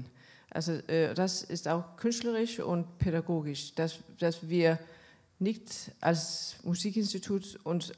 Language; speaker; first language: German; non-native, fluent; Danish